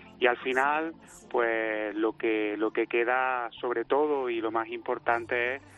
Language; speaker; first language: Spanish; native; Spanish